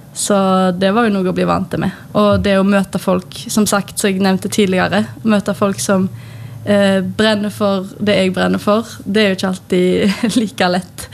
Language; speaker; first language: Norwegian; native; Norwegian